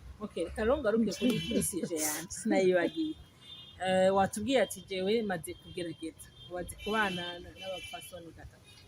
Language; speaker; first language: Rundi; native; Rundi